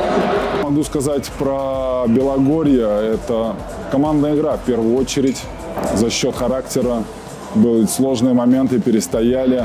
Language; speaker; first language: Russian; native; Russian